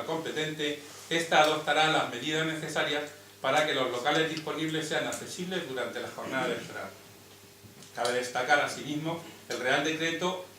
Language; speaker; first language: Spanish; native; Spanish